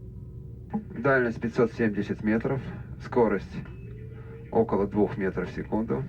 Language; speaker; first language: Russian; native; Russian